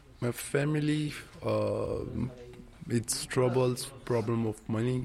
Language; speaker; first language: English; non-native, learner; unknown